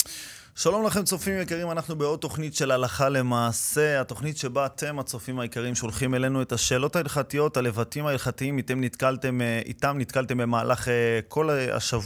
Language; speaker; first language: Hebrew; native; Hebrew